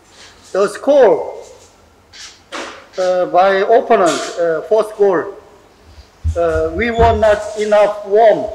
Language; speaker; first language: English; non-native, learner; Korean